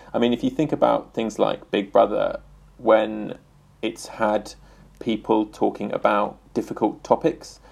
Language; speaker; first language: English; native; English